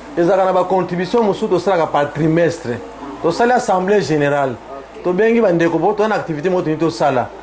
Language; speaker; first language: Lingala; native; Lingala